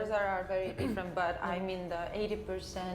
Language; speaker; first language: English; non-native, fluent; Spanish